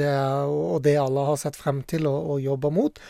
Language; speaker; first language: Norwegian; native; Norwegian